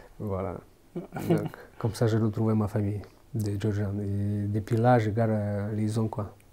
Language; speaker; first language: French; non-native, fluent; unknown